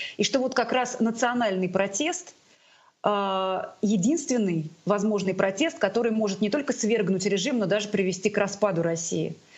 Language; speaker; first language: Russian; non-native, local second language; Tatar